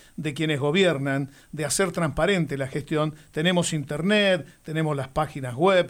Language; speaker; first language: Spanish; native; Spanish